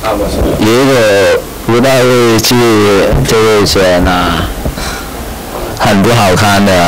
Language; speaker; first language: Chinese; non-native, local second language; Cantonese